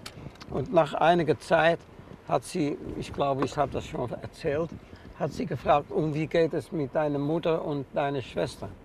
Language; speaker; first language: German; non-native, fluent; Dutch